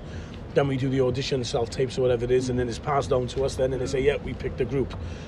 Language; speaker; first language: English; native; English